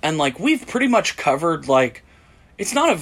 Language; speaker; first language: English; native; English